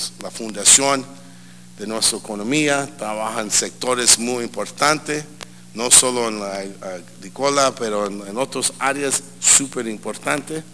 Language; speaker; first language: Spanish; early bilingual, heritage; English